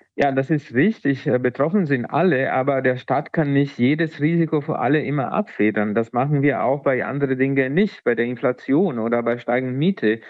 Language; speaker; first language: German; non-native, fluent; Italian